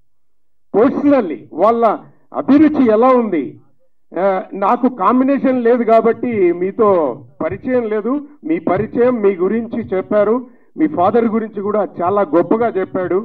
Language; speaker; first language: Telugu; native; Telugu